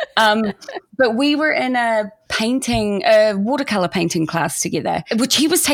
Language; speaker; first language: English; native; English